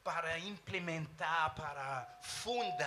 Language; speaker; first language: Portuguese; non-native, fluent; English